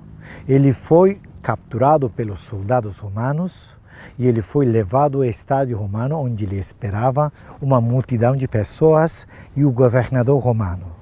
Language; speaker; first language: Portuguese; non-native, fluent; Turkish